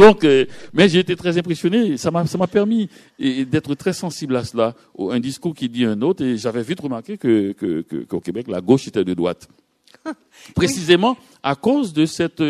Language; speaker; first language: French; native; French